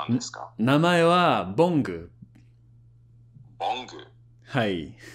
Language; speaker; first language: Japanese; non-native, fluent; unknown